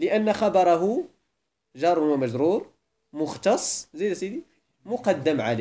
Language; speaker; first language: Arabic; native; Arabic